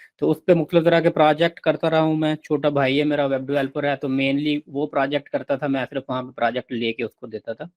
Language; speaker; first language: Urdu; non-native, local second language; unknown